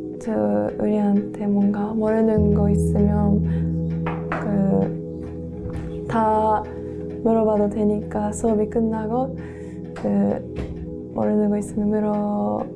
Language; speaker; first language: Korean; non-native, learner; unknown